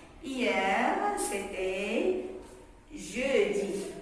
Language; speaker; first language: French; non-native, local second language; Arabic